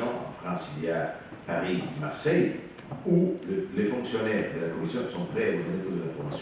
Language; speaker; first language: French; non-native, fluent; Italian